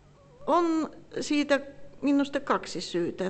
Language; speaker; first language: Finnish; non-native, fluent; Russian